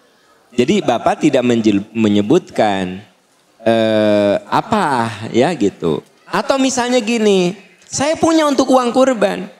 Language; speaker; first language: Indonesian; non-native, local second language; Sundanese